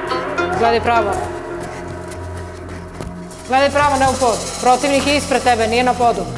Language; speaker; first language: Serbian; native; Serbian